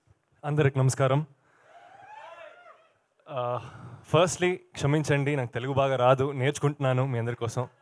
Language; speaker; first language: Telugu; non-native, learner; Kannada